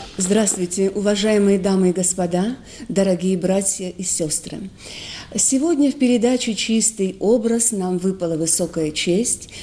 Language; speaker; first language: Russian; native; Russian